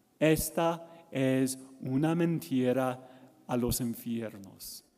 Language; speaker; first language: Spanish; non-native, learner; English